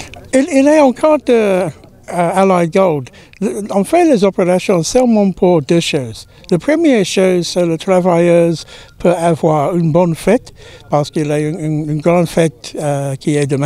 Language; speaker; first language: French; non-native, learner; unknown